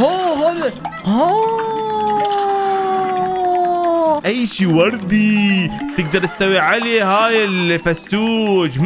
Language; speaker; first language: Arabic; native; Arabic